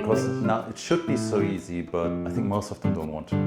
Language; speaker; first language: English; non-native, fluent; German